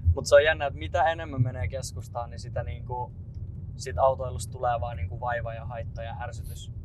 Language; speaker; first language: Finnish; native; Finnish